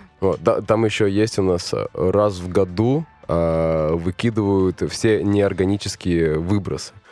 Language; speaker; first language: Russian; native; Russian